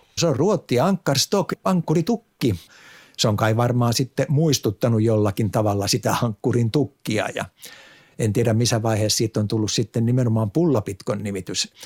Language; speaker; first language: Finnish; native; Finnish